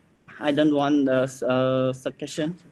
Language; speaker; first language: English; non-native, learner; Khmer